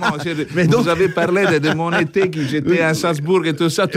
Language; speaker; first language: French; non-native, fluent; Italian